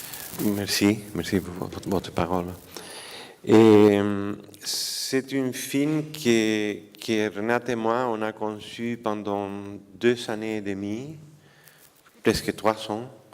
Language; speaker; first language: French; non-native, fluent; Spanish